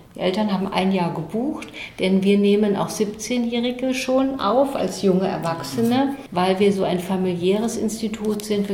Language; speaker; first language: German; native; German